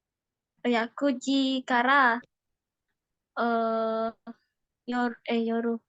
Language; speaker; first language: Japanese; non-native, learner; Indonesian